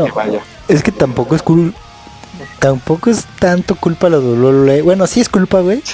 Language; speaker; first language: Spanish; native; Spanish